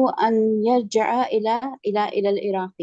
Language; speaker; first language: Arabic; non-native, learner; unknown